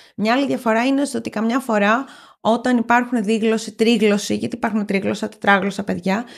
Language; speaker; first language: Greek; native; Greek